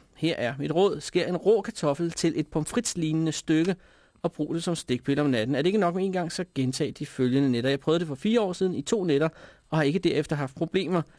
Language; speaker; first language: Danish; native; Danish